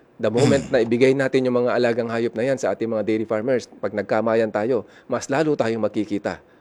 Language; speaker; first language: Filipino; non-native, local second language; Iloko